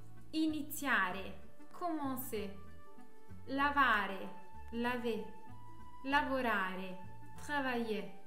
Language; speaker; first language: Italian; non-native, fluent; French